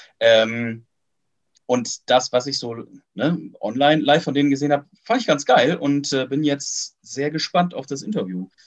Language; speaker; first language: German; native; German